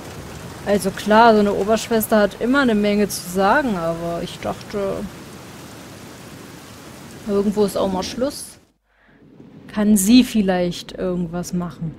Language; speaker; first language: German; native; German